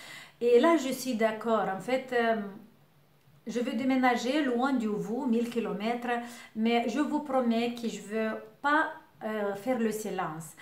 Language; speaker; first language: French; non-native, learner; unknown